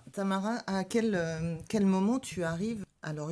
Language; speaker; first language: French; native; French